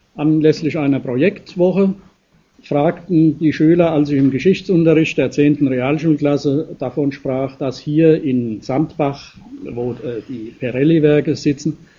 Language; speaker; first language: German; native; German